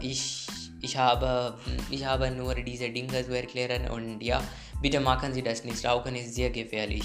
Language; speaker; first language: German; non-native, learner; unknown